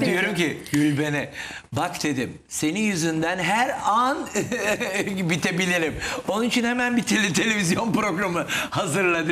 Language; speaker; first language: Turkish; native; Turkish